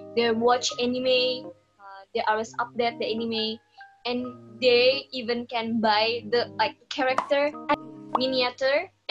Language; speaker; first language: English; non-native, learner; Indonesian